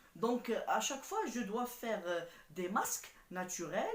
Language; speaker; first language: French; non-native, local second language; Arabic